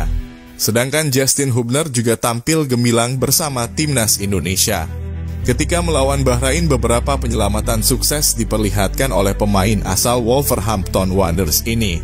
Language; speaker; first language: Indonesian; native; Indonesian